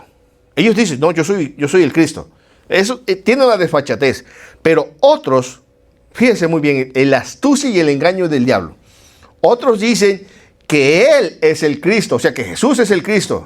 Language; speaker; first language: Spanish; native; Spanish